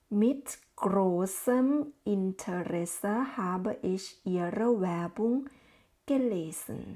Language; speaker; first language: German; non-native, fluent; Thai